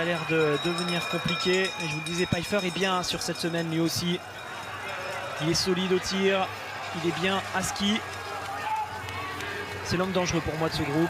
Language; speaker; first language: French; native; French